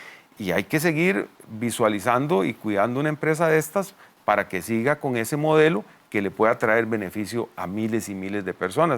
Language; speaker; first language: Spanish; native; Spanish